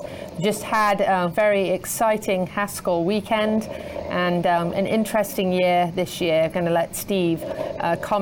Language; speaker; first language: English; native; English